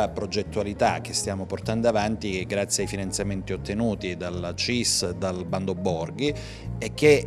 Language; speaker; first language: Italian; native; Italian